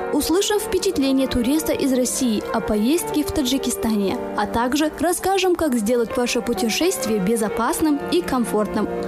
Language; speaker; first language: Russian; non-native, local second language; Tajik